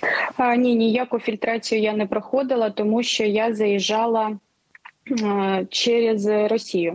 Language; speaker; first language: Ukrainian; non-native, local second language; Russian